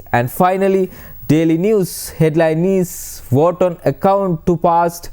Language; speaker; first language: English; non-native, local second language; Sinhala